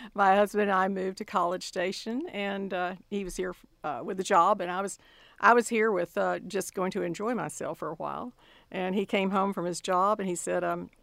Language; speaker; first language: English; native; English